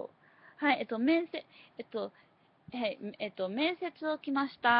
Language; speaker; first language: Japanese; non-native, learner; English